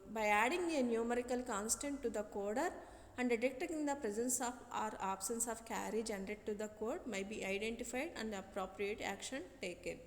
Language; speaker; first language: English; non-native, local second language; Telugu